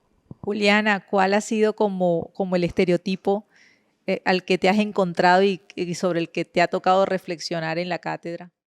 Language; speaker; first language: Spanish; native; Spanish